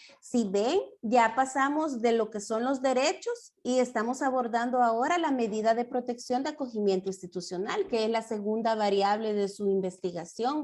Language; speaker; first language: Spanish; native; Spanish